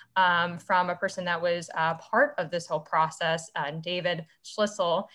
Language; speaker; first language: English; native; English